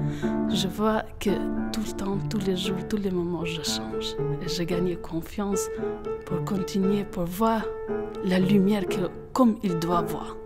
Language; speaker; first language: French; non-native, learner; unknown